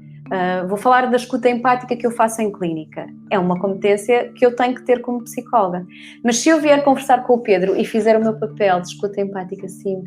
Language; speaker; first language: Portuguese; native; Portuguese